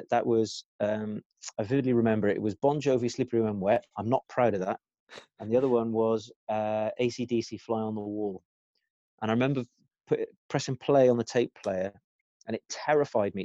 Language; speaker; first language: English; native; English